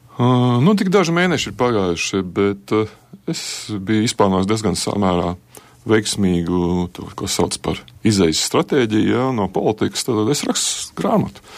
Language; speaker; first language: Latvian; native; Latvian